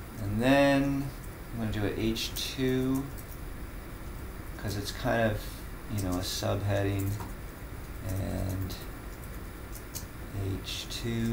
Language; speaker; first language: English; native; English